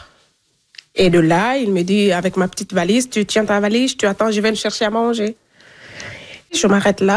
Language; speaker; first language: French; non-native, local second language; Fula